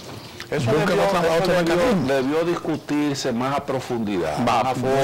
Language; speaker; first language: Spanish; native; Spanish